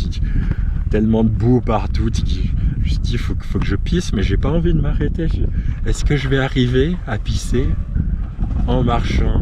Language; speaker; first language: French; native; French